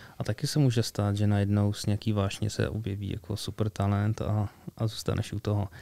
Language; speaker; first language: Czech; early bilingual, other home language; Arabic